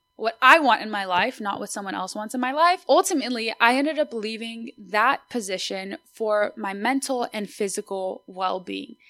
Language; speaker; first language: English; early bilingual, other home language; Spanish